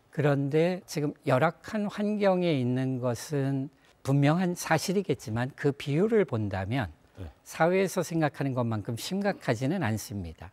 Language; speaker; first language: Korean; native; Korean